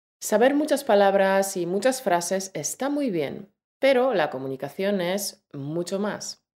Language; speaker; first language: Spanish; native; Spanish